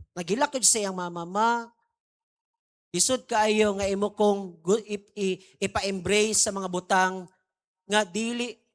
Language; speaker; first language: Cebuano; non-native, local second language; Maguindanaon